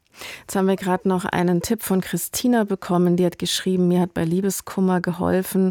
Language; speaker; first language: German; native; German